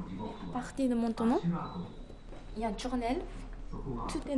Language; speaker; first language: French; non-native, fluent; Japanese